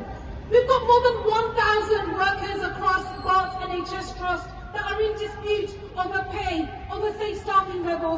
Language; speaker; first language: English; native; English